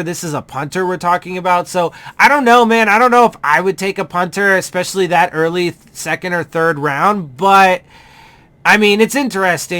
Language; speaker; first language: English; native; English